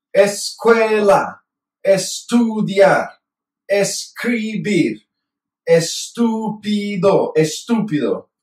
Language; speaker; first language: Spanish; early bilingual, heritage; Spanish